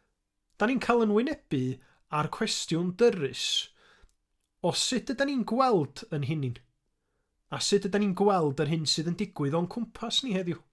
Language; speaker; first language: Welsh; native; Welsh